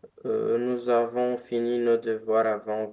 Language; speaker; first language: French; non-native, learner; Romanian